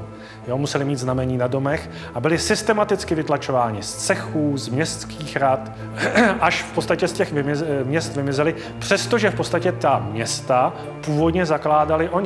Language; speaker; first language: Czech; native; Czech